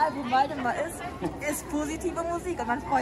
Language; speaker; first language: German; native; German